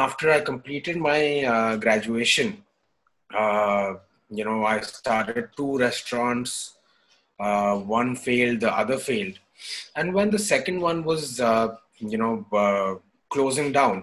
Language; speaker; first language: English; non-native, local second language; Hindi